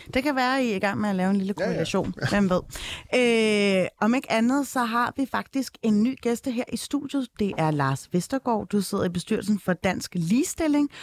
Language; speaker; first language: Danish; native; Danish